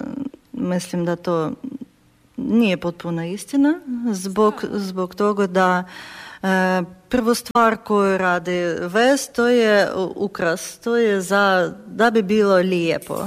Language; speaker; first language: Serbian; non-native, fluent; Ukrainian